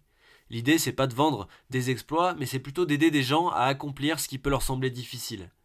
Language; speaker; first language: French; native; French